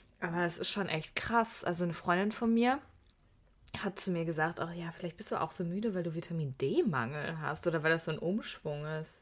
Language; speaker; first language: German; early bilingual, other home language; Persian